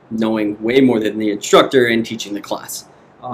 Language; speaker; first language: English; native; English